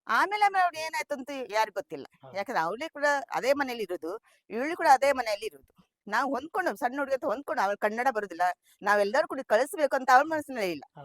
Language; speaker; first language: Kannada; non-native, local second language; Tulu